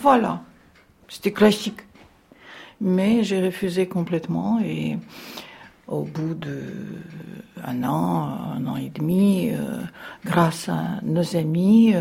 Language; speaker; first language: French; non-native, fluent; Russian